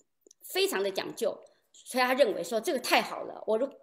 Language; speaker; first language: Chinese; native; Chinese